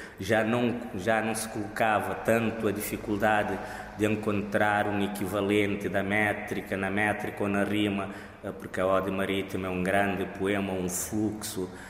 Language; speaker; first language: Portuguese; non-native, local second language; Kabuverdianu